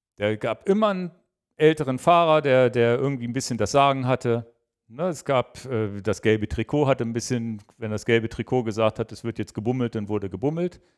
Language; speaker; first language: German; native; German